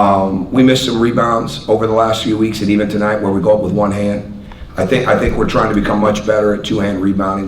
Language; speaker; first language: English; native; English